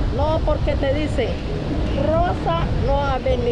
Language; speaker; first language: Spanish; native; Spanish